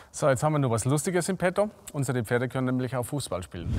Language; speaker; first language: German; native; German